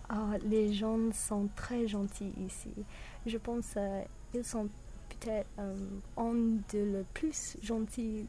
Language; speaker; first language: French; non-native, learner; English